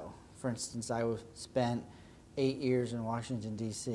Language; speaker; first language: English; native; English